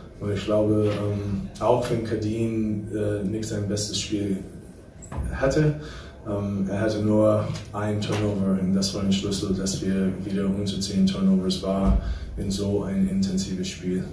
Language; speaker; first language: German; non-native, fluent; English